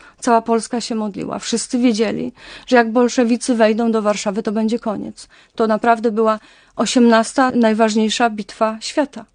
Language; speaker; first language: Polish; native; Polish